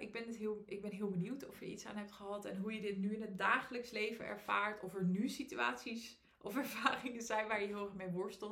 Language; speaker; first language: Dutch; native; Dutch